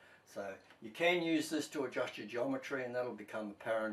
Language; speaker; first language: English; native; English